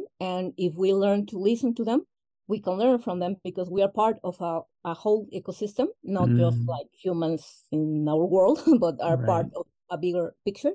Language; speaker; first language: English; non-native, fluent; Spanish